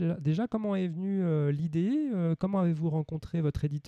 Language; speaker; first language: French; native; French